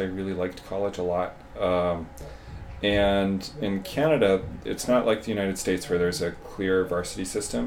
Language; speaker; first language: English; native; English